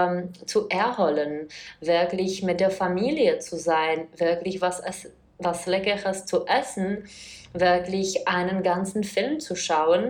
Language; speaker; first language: German; non-native, fluent; Czech